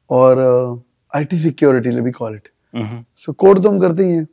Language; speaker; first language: English; non-native, local second language; Punjabi